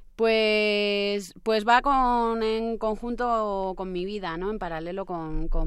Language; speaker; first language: Spanish; native; Spanish